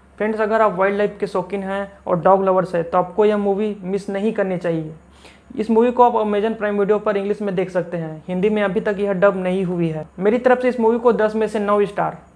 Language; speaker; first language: Hindi; native; Hindi